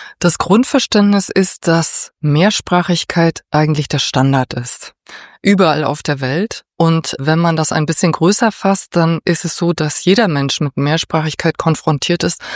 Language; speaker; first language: German; native; German